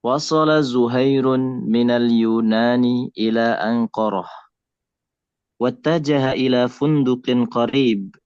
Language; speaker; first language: Arabic; non-native, fluent; Indonesian